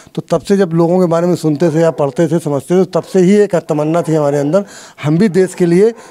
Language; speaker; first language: Hindi; native; Hindi